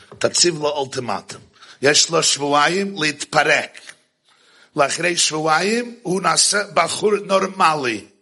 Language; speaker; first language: Hebrew; non-native, fluent; English